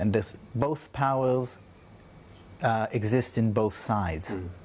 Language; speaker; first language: English; non-native, fluent; Hebrew